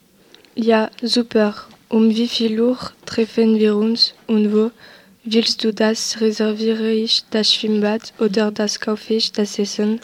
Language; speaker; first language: German; non-native, learner; French